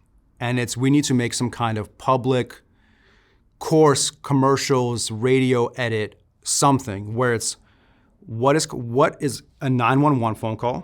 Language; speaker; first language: English; native; English